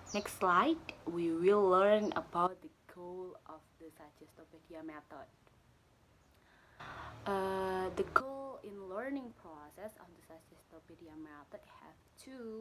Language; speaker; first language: English; non-native, learner; Indonesian